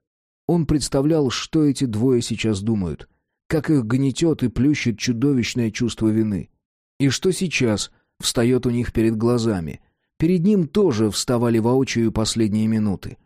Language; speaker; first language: Russian; native; Russian